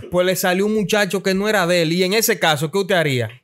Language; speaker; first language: Spanish; native; Spanish